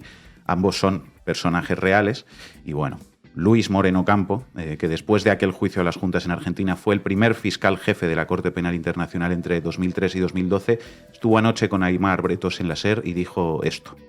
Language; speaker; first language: Spanish; native; Spanish